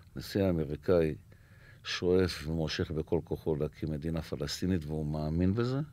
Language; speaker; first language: Hebrew; native; Hebrew